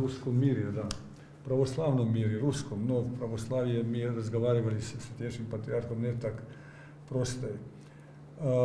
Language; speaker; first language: Russian; non-native, learner; Serbian